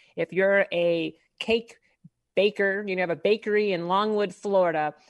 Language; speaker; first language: English; native; English